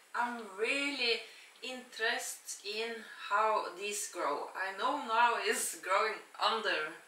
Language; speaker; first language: English; non-native, learner; Norwegian